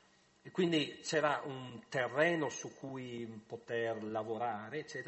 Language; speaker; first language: Italian; native; Italian